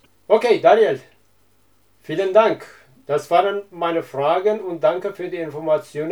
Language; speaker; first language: German; non-native, learner; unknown